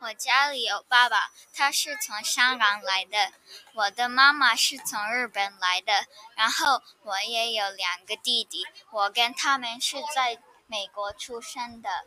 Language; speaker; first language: Chinese; early bilingual, heritage; Chinese